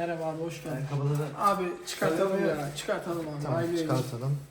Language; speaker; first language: Turkish; native; Turkish